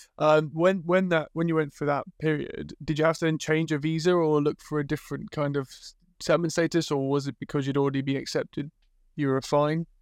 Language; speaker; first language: English; native; English